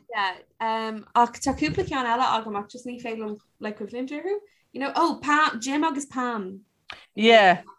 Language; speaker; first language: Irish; non-native, local second language; English